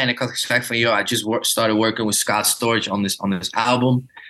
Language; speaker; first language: English; early bilingual, other home language; Dutch